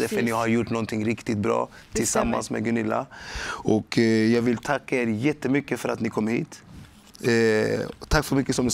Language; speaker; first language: Swedish; native; Swedish